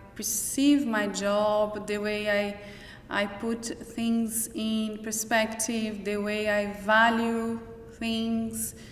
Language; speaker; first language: English; non-native, fluent; Portuguese